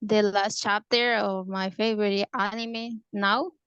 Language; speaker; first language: English; non-native, learner; Spanish